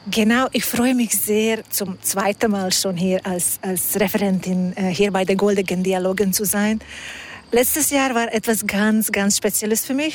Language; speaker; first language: German; non-native, fluent; Hungarian